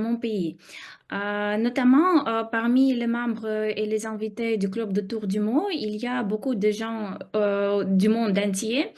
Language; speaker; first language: French; non-native, fluent; Russian